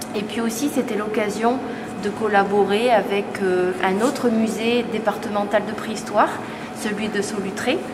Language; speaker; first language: French; native; French